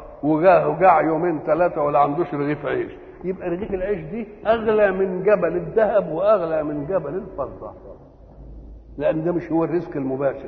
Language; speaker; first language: Arabic; native; Arabic